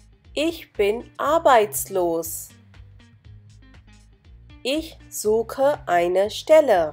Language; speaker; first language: German; non-native, fluent; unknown